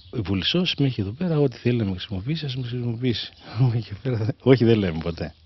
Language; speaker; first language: Greek; native; Greek